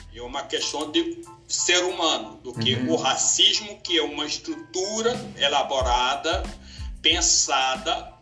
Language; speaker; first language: Portuguese; non-native, fluent; Wolof